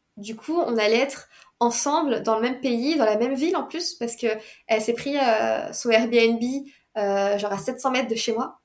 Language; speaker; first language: French; early bilingual, other home language; Khmer